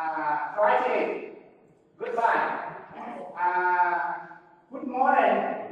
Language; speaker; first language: English; non-native, learner; Vietnamese